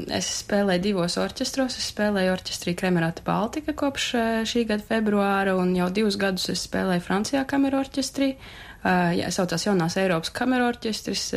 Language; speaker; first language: Latvian; native; Latvian